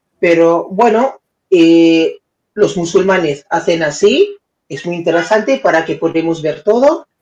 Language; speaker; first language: Spanish; non-native, fluent; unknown